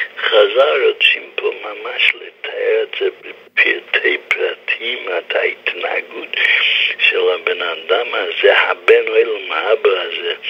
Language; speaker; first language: Hebrew; non-native, fluent; English